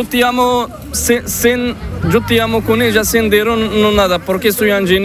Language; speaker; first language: Spanish; non-native, learner; Arabic